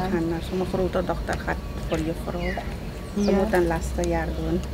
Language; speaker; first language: Dutch; non-native, local second language; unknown